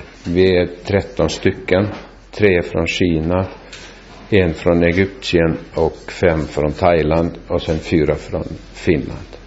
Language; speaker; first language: Swedish; non-native, local second language; Finnish